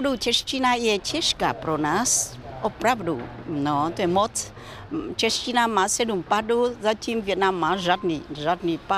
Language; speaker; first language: Czech; non-native, learner; Vietnamese